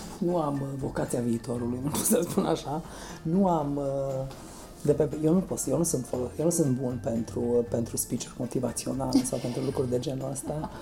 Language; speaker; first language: Romanian; native; Romanian